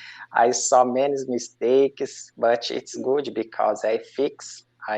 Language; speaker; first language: English; non-native, learner; Portuguese